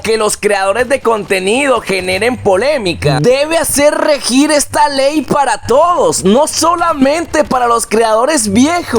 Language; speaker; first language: Spanish; native; Spanish